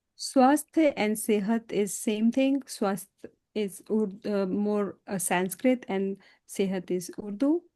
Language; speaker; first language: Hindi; native; Hindi